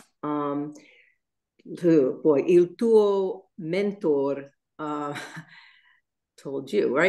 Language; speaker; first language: Italian; non-native, learner; English